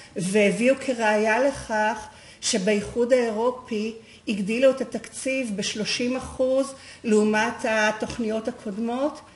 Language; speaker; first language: Hebrew; native; Hebrew